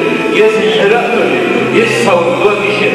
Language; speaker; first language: Russian; non-native, local second language; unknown